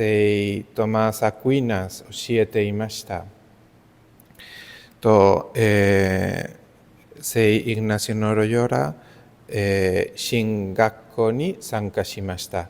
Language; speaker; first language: Japanese; non-native, learner; Spanish